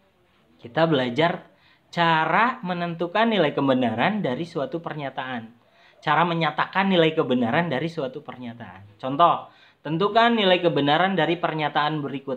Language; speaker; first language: Indonesian; native; Indonesian